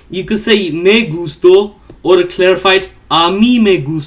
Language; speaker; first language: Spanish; non-native, learner; English